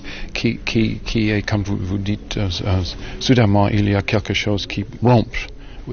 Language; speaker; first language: French; non-native, learner; English